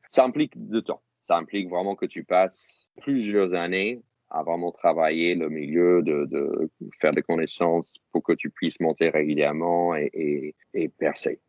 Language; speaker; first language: French; non-native, fluent; English